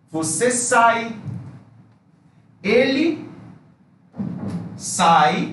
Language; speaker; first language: Portuguese; non-native, fluent; Spanish